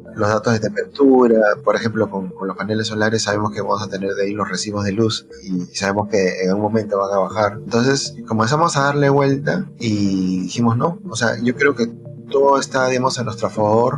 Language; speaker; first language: Spanish; native; Spanish